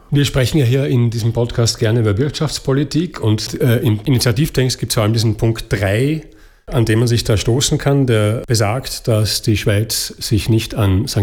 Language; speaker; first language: German; native; German